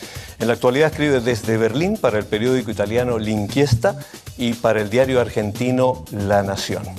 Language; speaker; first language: Spanish; native; Spanish